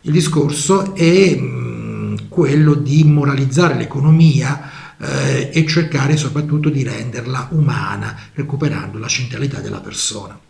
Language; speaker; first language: Italian; native; Italian